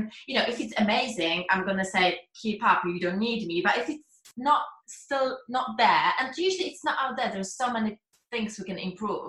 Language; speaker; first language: English; non-native, fluent; Polish